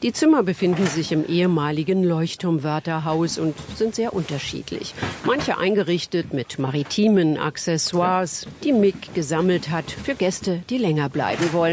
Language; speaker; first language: German; native; German